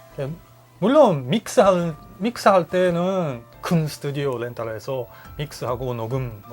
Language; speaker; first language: Korean; non-native, learner; Japanese